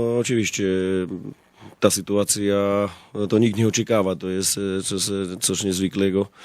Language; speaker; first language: Polish; non-native, learner; Slovak